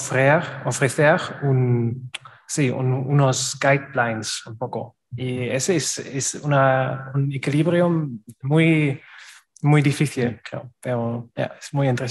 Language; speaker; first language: Spanish; non-native, learner; German